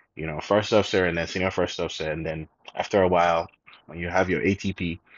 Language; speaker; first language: English; non-native, local second language; Yoruba